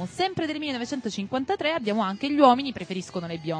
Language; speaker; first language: Italian; native; Italian